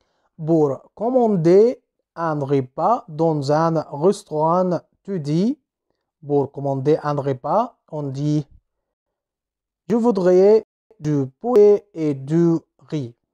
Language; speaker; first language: French; non-native, fluent; Arabic